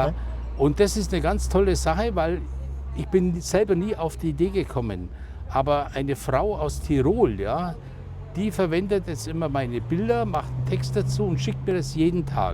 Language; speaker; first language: German; native; German